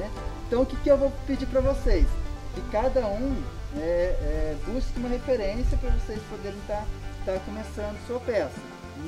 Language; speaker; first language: Portuguese; native; Portuguese